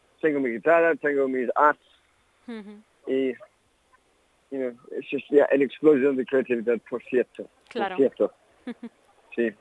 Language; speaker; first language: Spanish; non-native, learner; English